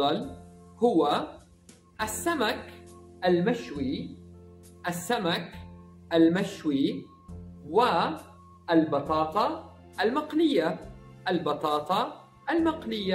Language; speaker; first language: Arabic; early bilingual, heritage; Arabic